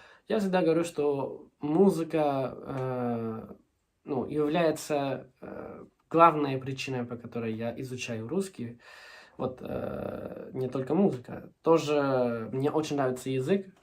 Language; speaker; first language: Russian; non-native, fluent; Spanish